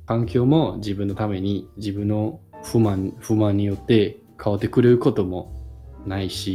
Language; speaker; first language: Japanese; non-native, fluent; Chinese